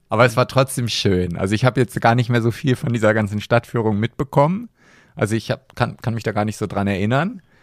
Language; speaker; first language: German; native; German